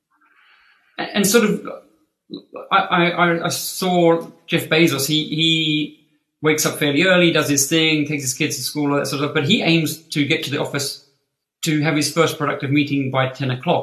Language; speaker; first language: English; native; English